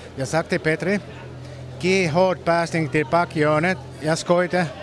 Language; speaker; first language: Danish; non-native, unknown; Finnish